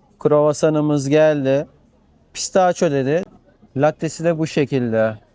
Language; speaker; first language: Turkish; native; Turkish